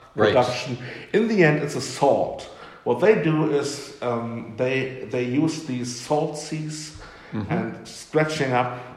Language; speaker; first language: English; non-native, fluent; German